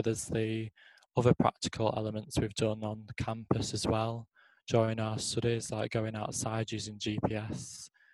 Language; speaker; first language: English; native; English